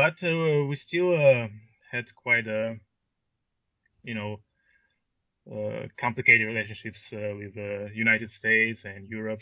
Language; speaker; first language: English; non-native, fluent; Russian